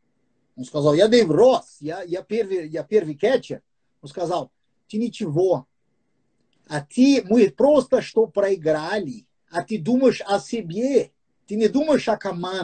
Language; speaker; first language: Russian; non-native, fluent; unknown